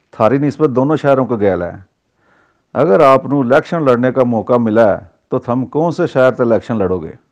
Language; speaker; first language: Urdu; non-native, local second language; Haryanvi